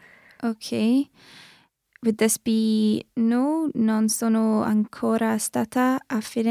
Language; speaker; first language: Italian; non-native, learner; English